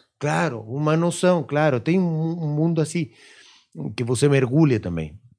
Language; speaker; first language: Portuguese; non-native, fluent; Spanish